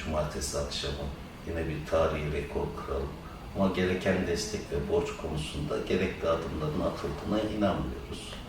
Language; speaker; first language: Turkish; native; Turkish